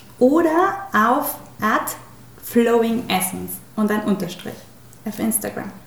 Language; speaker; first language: German; non-native, fluent; Spanish